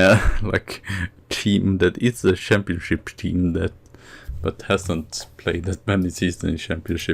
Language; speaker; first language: English; non-native, fluent; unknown